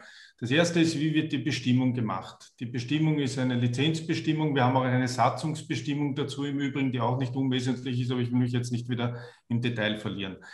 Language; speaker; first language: German; native; German